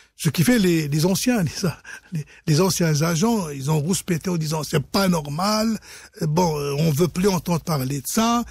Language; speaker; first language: French; non-native, local second language; Arabic